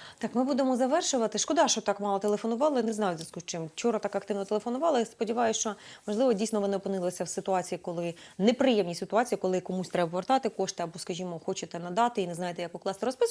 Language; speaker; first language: Ukrainian; native; Ukrainian